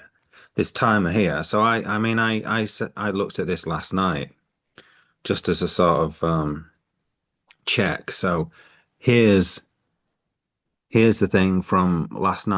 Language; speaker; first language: English; native; English